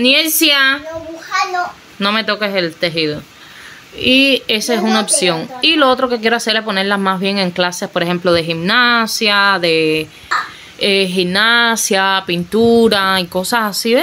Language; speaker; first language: Spanish; native; Spanish